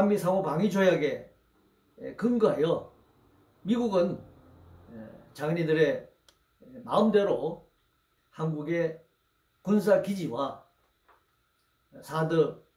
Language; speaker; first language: Korean; native; Korean